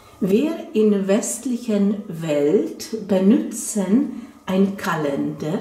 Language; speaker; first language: German; non-native, fluent; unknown